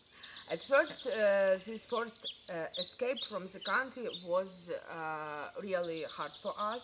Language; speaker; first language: English; non-native, learner; Ukrainian